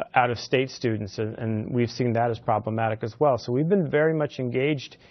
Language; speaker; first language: English; native; English